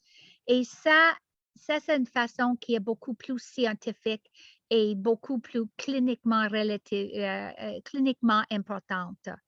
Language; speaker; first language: French; non-native, learner; English